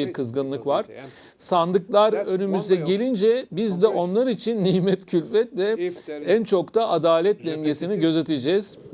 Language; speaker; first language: Turkish; native; Turkish